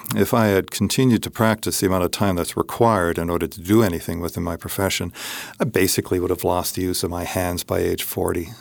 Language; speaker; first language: English; native; English